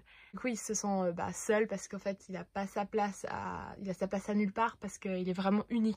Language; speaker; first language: French; native; French